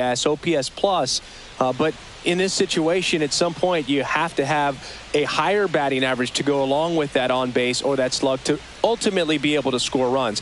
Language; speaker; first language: English; native; English